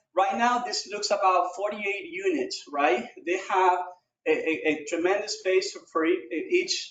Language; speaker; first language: English; non-native, fluent; Spanish